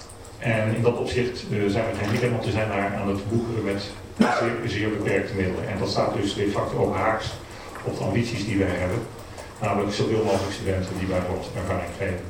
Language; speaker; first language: Dutch; native; Dutch